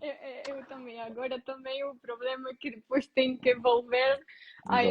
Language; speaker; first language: Portuguese; non-native, learner; Italian